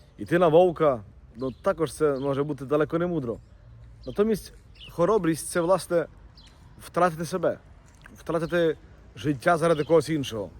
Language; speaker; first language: Ukrainian; native; Ukrainian